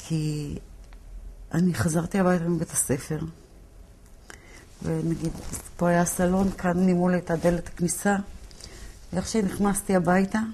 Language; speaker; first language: Hebrew; early bilingual, other home language; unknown